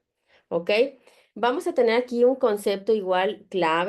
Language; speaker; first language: Spanish; native; Spanish